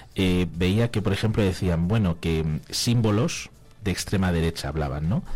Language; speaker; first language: Spanish; native; Spanish